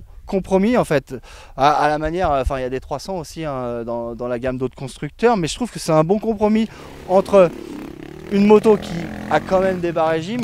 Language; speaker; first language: French; native; French